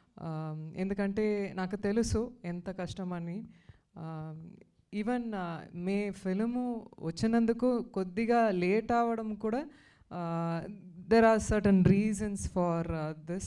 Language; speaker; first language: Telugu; non-native, fluent; Tamil